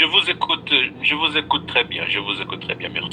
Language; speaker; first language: French; non-native, fluent; Portuguese